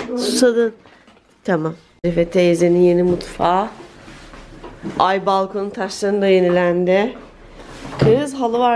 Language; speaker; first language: Turkish; native; Turkish